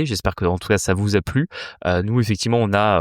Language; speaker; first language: French; native; French